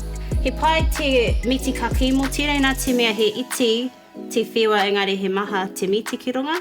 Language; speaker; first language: Māori; non-native, local second language; English